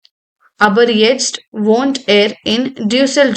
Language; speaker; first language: German; non-native, fluent; Hindi